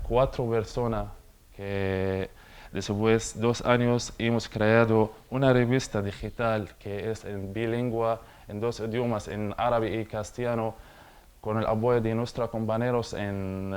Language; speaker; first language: Spanish; non-native, learner; Arabic